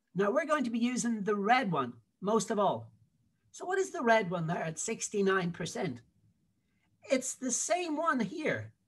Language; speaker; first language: English; native; English